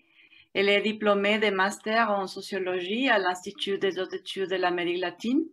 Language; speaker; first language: French; non-native, fluent; Spanish